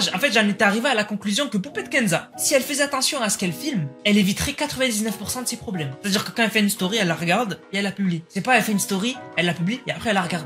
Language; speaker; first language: French; native; French